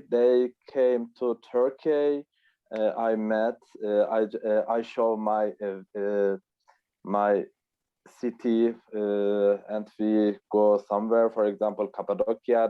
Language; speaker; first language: English; non-native, learner; Turkish